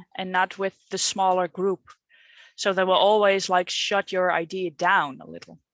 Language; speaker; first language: English; non-native, fluent; Dutch